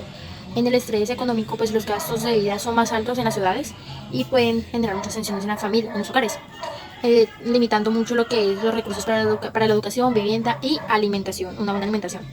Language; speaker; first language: Spanish; native; Spanish